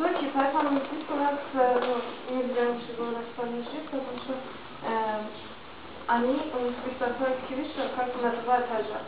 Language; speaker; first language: Russian; non-native, learner; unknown